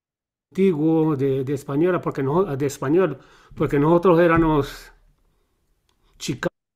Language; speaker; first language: Spanish; early bilingual, heritage; Spanish